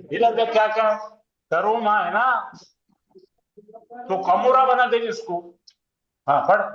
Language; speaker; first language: Hindi; native; Hindi